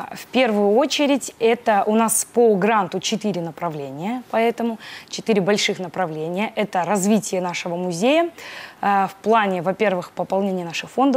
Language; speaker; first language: Russian; native; Russian